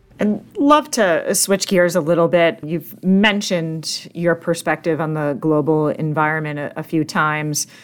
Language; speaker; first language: English; native; English